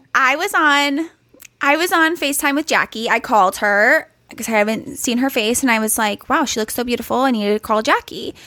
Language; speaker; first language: English; native; English